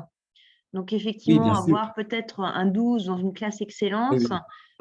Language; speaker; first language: French; native; French